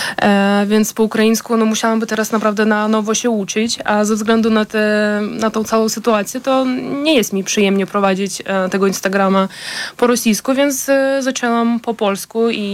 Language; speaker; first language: Polish; non-native, fluent; Ukrainian